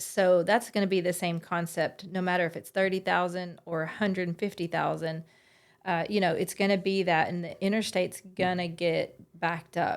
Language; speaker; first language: English; native; English